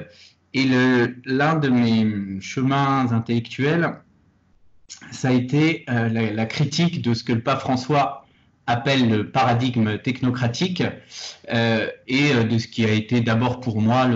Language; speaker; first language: French; native; French